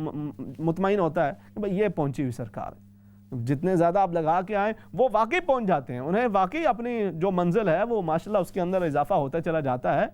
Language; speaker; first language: Urdu; native; Urdu